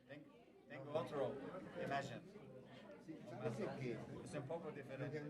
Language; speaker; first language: Spanish; non-native, fluent; French